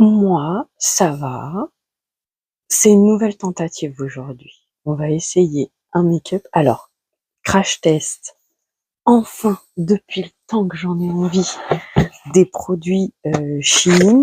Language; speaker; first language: French; native; French